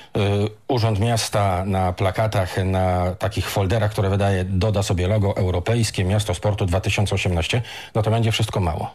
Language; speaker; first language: Polish; native; Polish